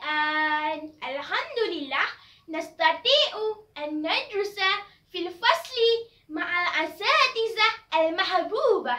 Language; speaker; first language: Arabic; non-native, learner; Malay